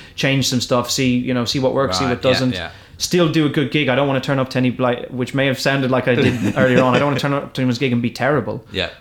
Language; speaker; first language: English; native; English